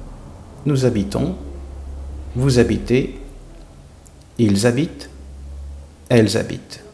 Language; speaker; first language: French; non-native, fluent; English